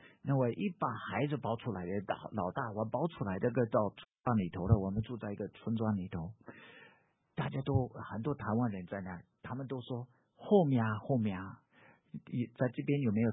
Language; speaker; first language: Chinese; non-native, fluent; English